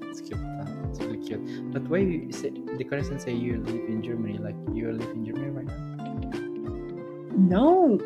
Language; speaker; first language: English; non-native, learner; Indonesian